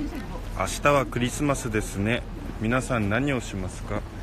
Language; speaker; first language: Japanese; native; Japanese